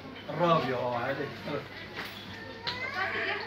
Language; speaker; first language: Arabic; native; Arabic